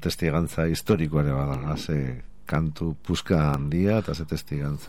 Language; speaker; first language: Basque; native; Basque